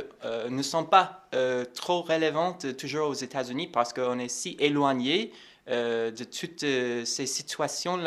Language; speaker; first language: French; non-native, fluent; English